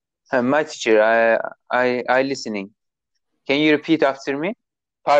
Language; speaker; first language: English; non-native, learner; Turkish